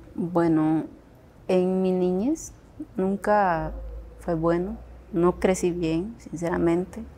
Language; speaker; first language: Spanish; non-native, local second language; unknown